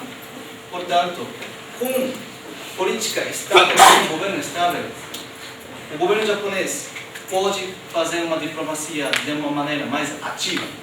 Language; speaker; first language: Portuguese; non-native, fluent; Japanese